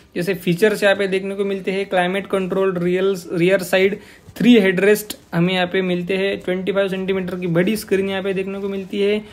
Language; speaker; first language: Hindi; non-native, local second language; Marathi